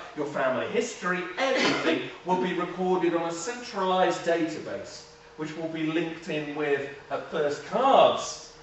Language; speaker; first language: English; native; English